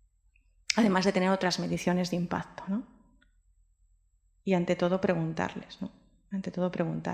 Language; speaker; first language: Spanish; native; Spanish